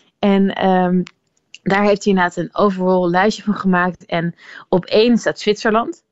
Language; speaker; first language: Dutch; native; Dutch